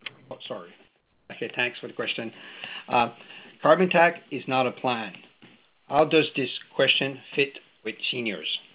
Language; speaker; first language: English; non-native, fluent; French